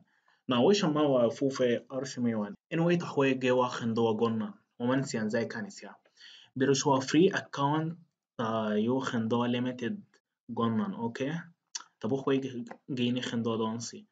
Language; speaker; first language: Chinese; non-native, fluent; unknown